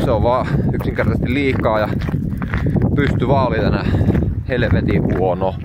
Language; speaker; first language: Finnish; native; Finnish